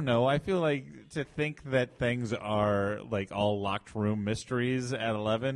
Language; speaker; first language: English; native; English